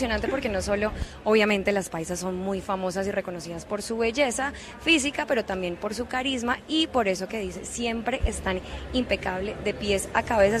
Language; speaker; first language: Spanish; native; Spanish